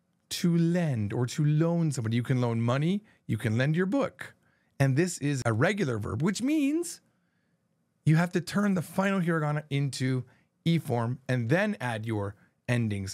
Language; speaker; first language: English; native; English